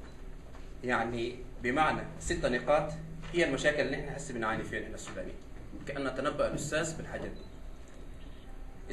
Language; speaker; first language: Arabic; non-native, local second language; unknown